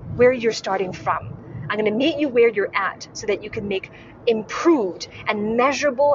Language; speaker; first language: English; non-native, local second language; Cantonese